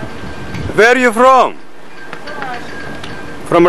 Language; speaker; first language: English; non-native, learner; Russian